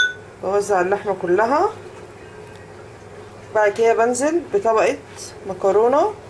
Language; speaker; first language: Arabic; native; Arabic